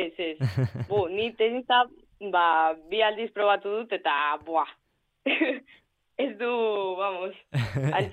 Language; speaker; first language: Basque; non-native, local second language; Spanish